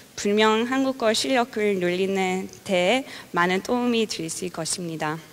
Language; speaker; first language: Korean; non-native, fluent; English